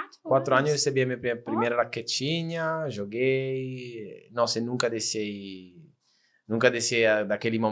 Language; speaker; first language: Portuguese; non-native, fluent; Italian